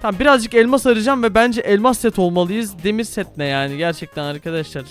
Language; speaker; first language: Turkish; native; Turkish